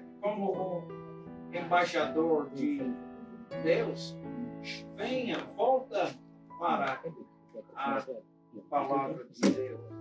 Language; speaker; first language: Portuguese; non-native, fluent; English